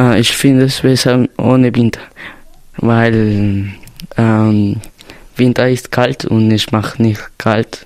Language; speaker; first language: German; non-native, learner; Spanish